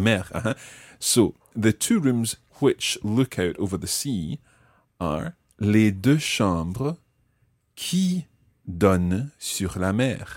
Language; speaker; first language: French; non-native, fluent; English